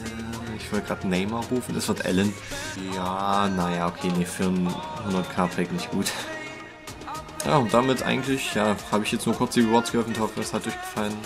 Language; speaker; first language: German; native; German